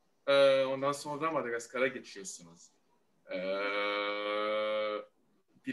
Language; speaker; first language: Turkish; non-native, fluent; Malagasy